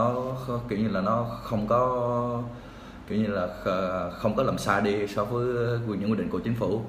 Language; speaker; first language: Vietnamese; native; Vietnamese